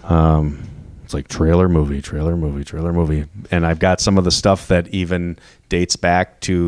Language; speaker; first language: English; native; English